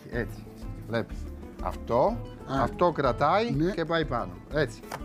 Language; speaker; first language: Greek; non-native, learner; Italian